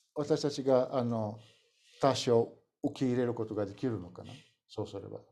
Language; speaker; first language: Japanese; non-native, fluent; Bulgarian